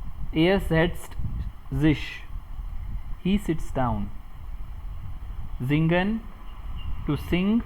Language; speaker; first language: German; non-native, fluent; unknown